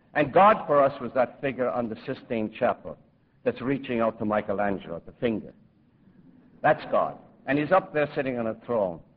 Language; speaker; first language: English; native; English